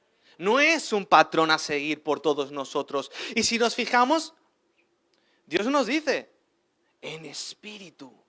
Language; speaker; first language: Spanish; native; Spanish